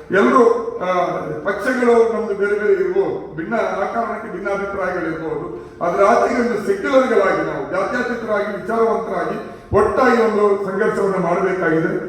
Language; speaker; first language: Kannada; non-native, local second language; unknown